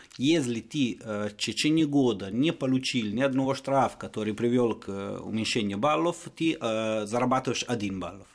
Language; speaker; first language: Russian; non-native, fluent; Italian